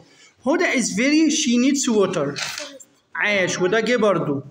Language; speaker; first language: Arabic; native; Arabic